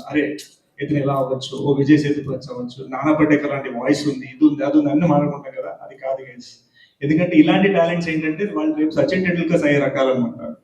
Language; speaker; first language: Telugu; early bilingual, heritage; Telugu